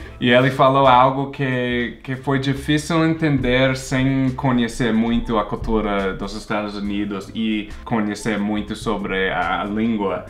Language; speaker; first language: Portuguese; non-native, fluent; English